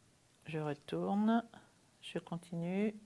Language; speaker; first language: French; native; French